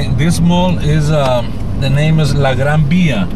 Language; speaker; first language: English; non-native, learner; Spanish